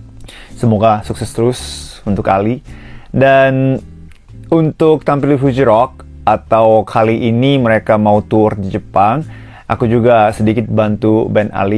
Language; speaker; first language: Indonesian; non-native, fluent; Japanese